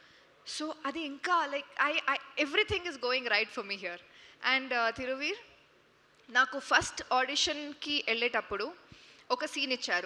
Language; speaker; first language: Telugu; non-native, fluent; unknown